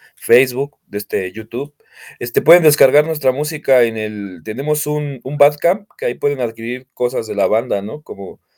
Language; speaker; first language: Spanish; native; Spanish